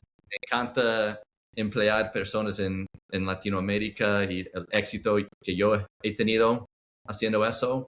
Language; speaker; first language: Spanish; non-native, learner; English